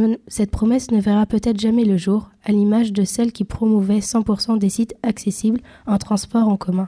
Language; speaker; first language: French; native; French